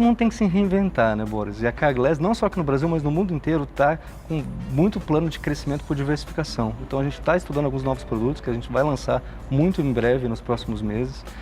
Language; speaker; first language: Portuguese; native; Portuguese